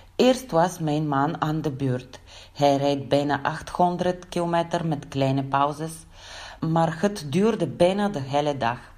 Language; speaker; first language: Dutch; non-native, learner; Bulgarian